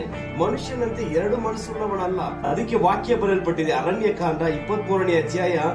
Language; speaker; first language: Kannada; native; Kannada